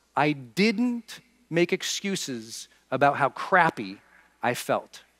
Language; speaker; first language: English; native; English